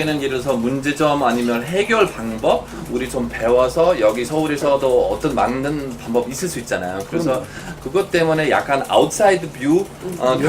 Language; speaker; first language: Korean; non-native, fluent; German